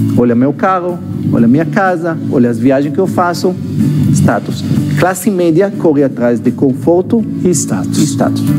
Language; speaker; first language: Portuguese; non-native, fluent; Hebrew